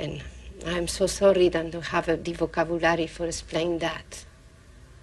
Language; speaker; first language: English; non-native, learner; Spanish